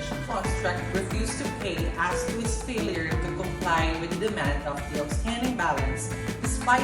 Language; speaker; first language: English; non-native, local second language; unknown